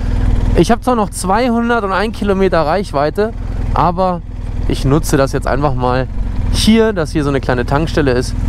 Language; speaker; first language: German; native; German